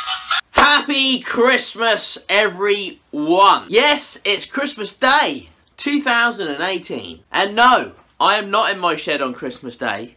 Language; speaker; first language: English; native; English